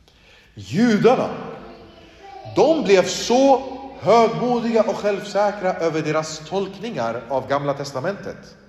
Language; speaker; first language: Swedish; early bilingual, other home language; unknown